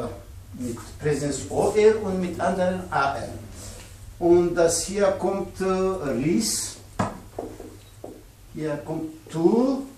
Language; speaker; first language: German; non-native, fluent; Pashto